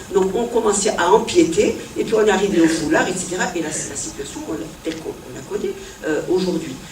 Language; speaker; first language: French; non-native, local second language; Arabic